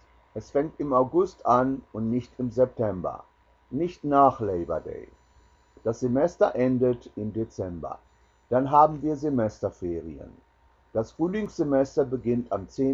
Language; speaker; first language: German; non-native, learner; English